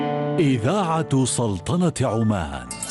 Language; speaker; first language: Arabic; native; Arabic